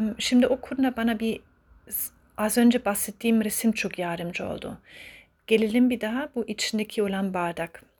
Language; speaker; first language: Turkish; early bilingual, heritage; Turkish